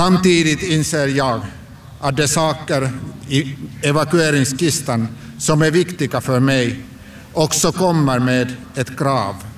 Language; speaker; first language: Swedish; non-native, local second language; Finnish